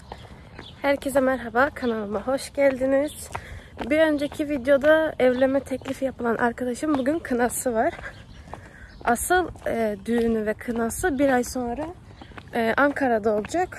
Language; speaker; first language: Turkish; early bilingual, heritage; Turkish